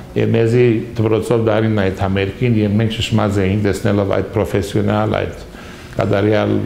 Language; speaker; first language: Armenian; early bilingual, heritage; Armenian